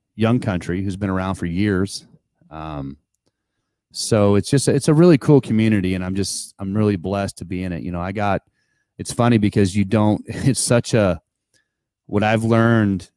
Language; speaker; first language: English; native; English